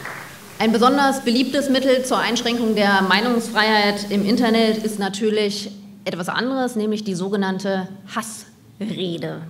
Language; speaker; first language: German; native; German